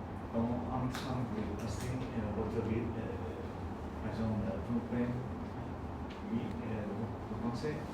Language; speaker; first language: French; non-native, learner; Khmer